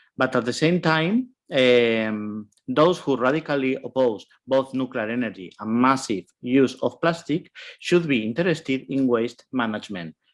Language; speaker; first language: English; non-native, fluent; Catalan